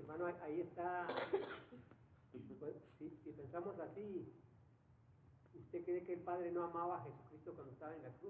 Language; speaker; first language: Spanish; native; Spanish